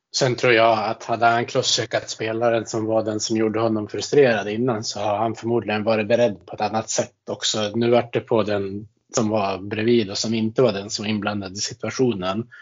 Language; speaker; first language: Swedish; native; Swedish